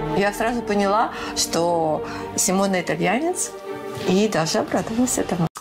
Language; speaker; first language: Russian; native; Russian